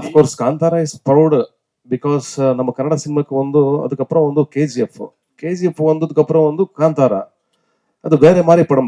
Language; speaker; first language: Tamil; non-native, learner; Kannada